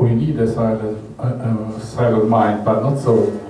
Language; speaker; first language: English; non-native, learner; Romanian